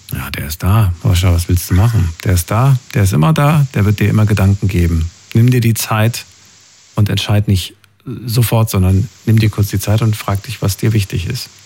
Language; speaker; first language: German; native; German